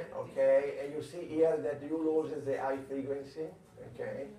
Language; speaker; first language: English; non-native, fluent; Italian